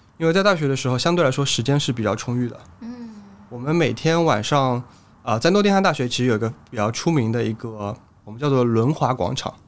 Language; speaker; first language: Chinese; native; Chinese